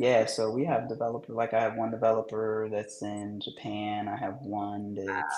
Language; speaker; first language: English; native; English